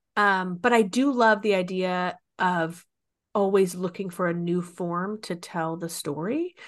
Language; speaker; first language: English; native; English